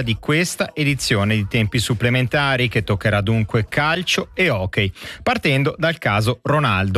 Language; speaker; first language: Italian; native; Italian